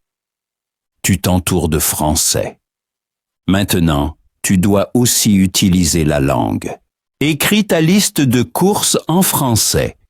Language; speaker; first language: French; non-native, fluent; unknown